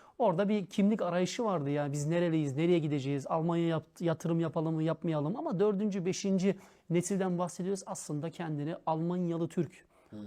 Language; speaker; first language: Turkish; early bilingual, heritage; Turkish